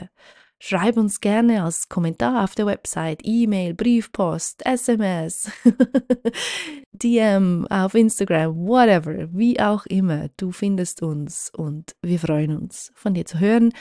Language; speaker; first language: German; native; German